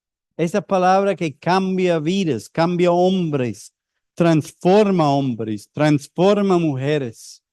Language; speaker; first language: Spanish; non-native, fluent; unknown